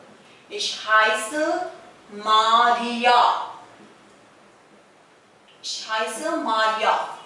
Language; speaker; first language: German; non-native, fluent; Hindi